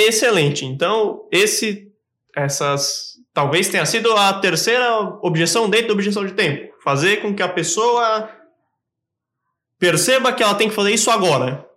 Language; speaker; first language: Portuguese; native; Portuguese